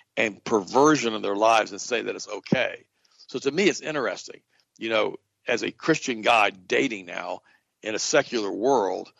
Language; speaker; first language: English; native; English